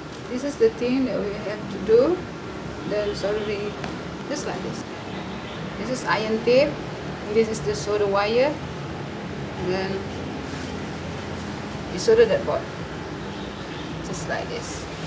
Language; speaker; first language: English; non-native, learner; Indonesian